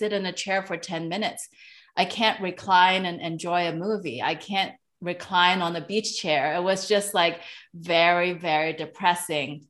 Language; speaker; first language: English; non-native, local second language; Cantonese